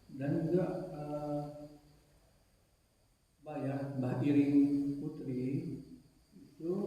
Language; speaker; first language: Indonesian; native; Indonesian